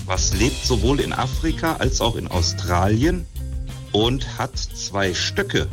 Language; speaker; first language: German; native; German